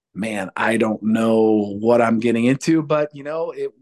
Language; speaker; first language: English; native; English